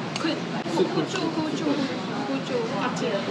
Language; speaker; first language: Korean; non-native, learner; Vietnamese